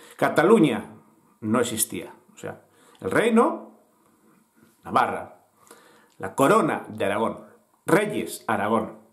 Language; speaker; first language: Spanish; native; Spanish